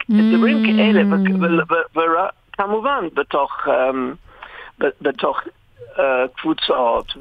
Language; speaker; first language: Hebrew; non-native, fluent; English